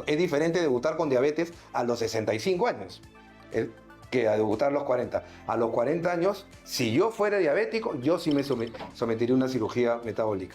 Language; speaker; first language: Spanish; native; Spanish